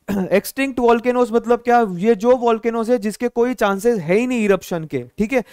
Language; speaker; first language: Hindi; non-native, local second language; Marathi